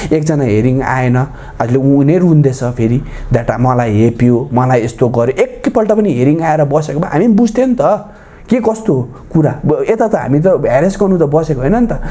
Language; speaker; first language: Nepali; native; Nepali